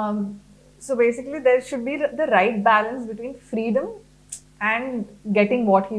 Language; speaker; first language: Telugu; non-native, fluent; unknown